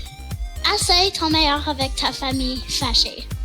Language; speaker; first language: French; non-native, local second language; English